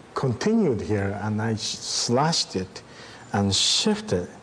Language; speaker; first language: English; non-native, fluent; Japanese